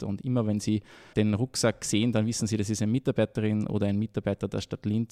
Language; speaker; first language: German; native; German